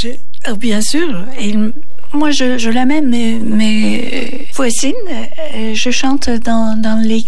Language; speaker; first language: French; non-native, learner; Turkish